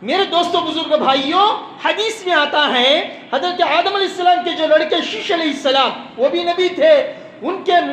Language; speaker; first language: Hindi; non-native, local second language; Tamil